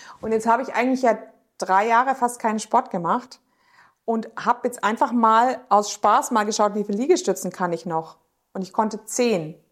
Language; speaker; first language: German; native; German